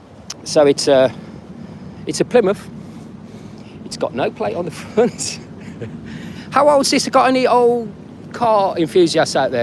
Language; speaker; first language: English; native; English